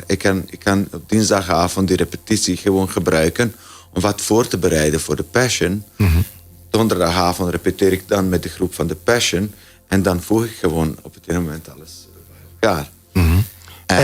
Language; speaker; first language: Dutch; non-native, fluent; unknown